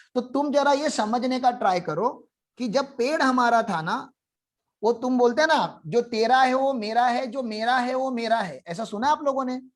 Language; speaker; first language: Hindi; non-native, local second language; Marathi